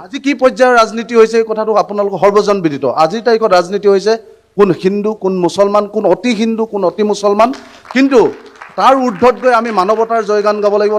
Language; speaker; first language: Assamese; native; Assamese